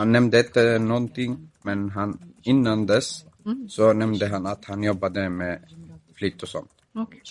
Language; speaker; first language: Swedish; non-native, fluent; Arabic